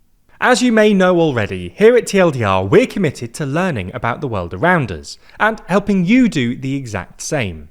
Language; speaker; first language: English; native; English